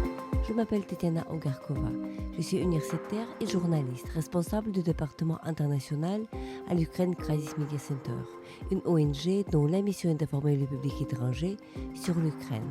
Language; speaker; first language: French; non-native, fluent; Ukrainian